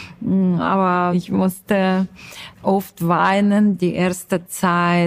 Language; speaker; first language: German; non-native, fluent; Russian